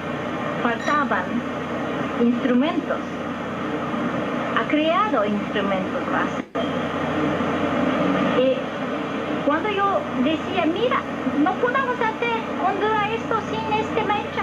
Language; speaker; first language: Spanish; non-native, fluent; Japanese